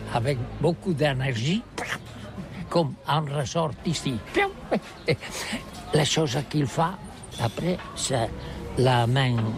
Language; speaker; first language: French; non-native, learner; Catalan